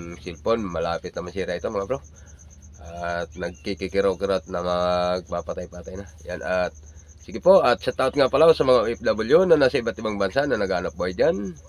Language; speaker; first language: Filipino; non-native, local second language; Bikol